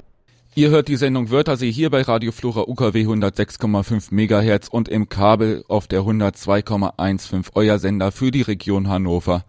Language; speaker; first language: German; native; German